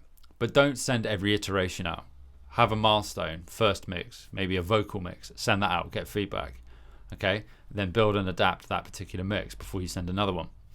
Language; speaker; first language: English; native; English